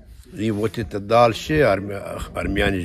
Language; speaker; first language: Russian; non-native, local second language; Azerbaijani